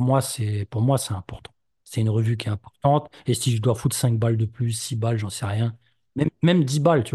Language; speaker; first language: French; native; French